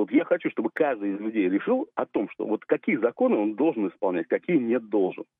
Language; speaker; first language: Russian; native; Russian